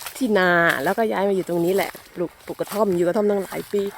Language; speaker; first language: Thai; non-native, local second language; Northern Khmer